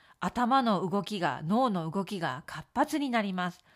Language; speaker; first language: Japanese; native; Japanese